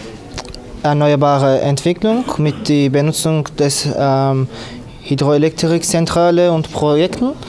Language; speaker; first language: German; non-native, learner; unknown